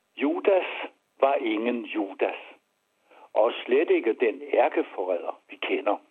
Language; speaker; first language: Danish; early bilingual, other home language; French